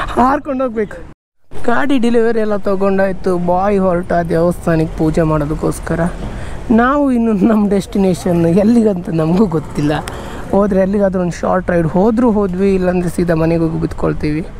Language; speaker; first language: Kannada; non-native, local second language; Tulu